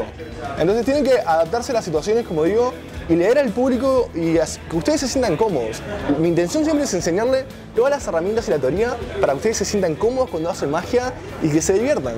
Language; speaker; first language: Spanish; native; Spanish